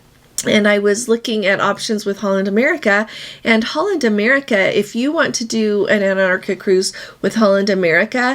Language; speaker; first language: English; native; English